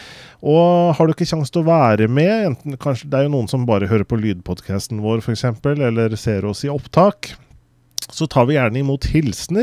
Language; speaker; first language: Norwegian; native; Norwegian